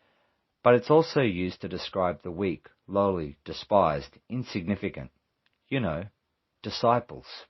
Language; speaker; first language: English; native; English